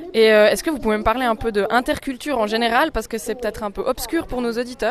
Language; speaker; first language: French; native; French